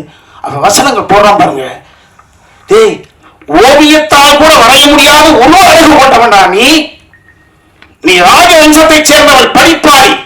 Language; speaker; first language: Tamil; native; Tamil